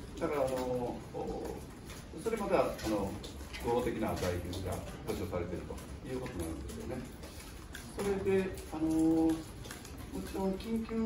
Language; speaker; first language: Japanese; native; Japanese